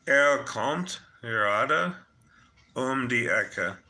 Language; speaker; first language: German; non-native, fluent; English